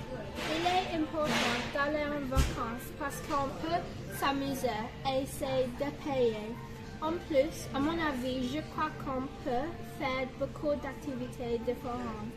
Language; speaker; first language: French; non-native, learner; English